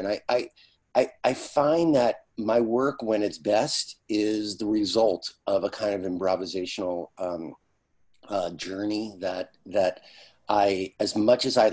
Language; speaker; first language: English; native; English